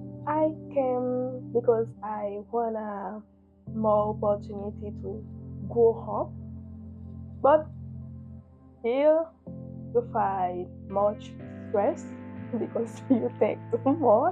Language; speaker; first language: English; non-native, learner; Haitian Creole